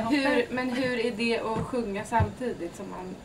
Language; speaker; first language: Swedish; native; Swedish